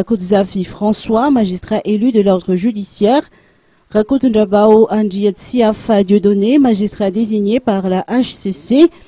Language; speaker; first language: French; non-native, local second language; Malagasy